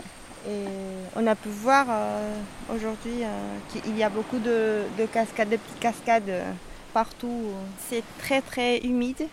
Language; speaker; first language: French; non-native, learner; Spanish